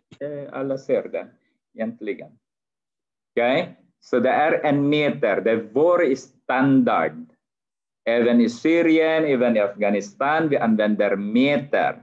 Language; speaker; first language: Swedish; non-native, fluent; Arabic